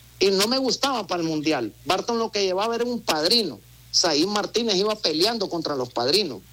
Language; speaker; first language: Spanish; native; Spanish